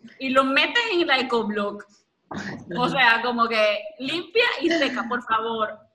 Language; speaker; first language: Spanish; native; Spanish